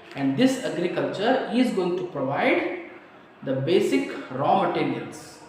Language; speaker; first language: English; non-native, local second language; Kannada